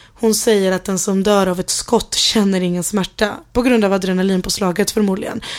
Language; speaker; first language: Swedish; early bilingual, other home language; Spanish